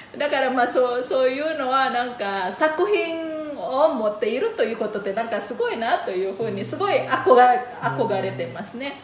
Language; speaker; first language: Japanese; non-native, fluent; Indonesian